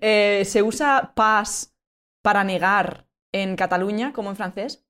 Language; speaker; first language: Portuguese; non-native, learner; Spanish